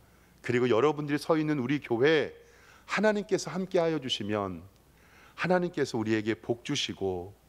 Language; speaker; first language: Korean; native; Korean